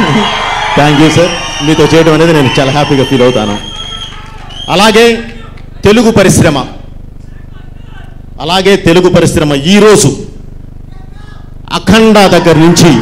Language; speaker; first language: Telugu; native; Telugu